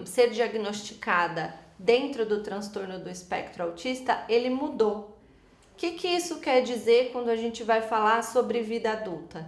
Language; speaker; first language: Portuguese; native; Portuguese